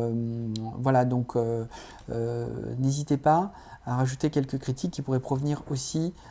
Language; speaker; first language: French; native; French